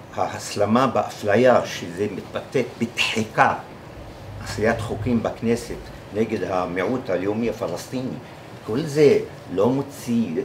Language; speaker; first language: Hebrew; native; Hebrew